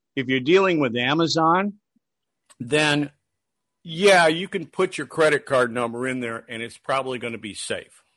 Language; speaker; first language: English; native; English